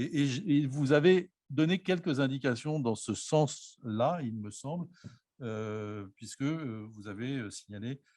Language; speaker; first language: French; native; French